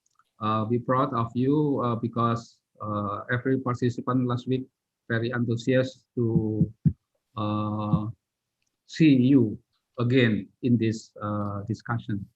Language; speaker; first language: English; non-native, learner; Indonesian